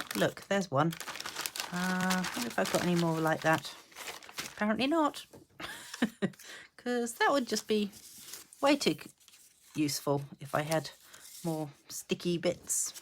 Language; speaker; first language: English; native; English